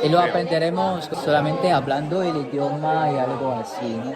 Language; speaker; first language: Spanish; non-native, fluent; Cebuano